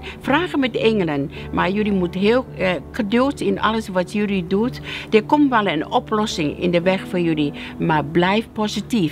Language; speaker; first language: Dutch; non-native, learner; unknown